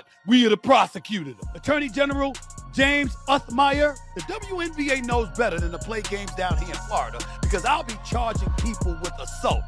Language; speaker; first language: English; native; English